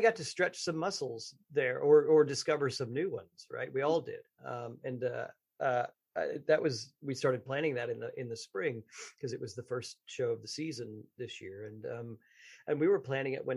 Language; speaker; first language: English; native; English